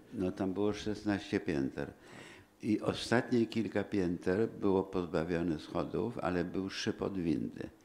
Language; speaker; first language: Polish; native; Polish